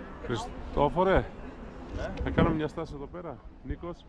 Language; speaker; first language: Greek; native; Greek